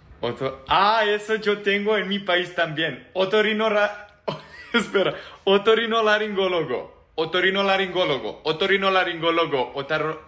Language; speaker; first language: Spanish; non-native, learner; Serbian